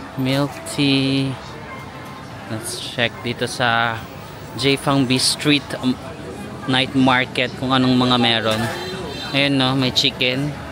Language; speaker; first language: Filipino; non-native, local second language; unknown